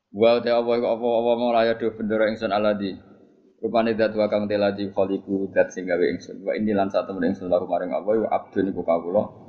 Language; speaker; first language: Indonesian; non-native, local second language; Javanese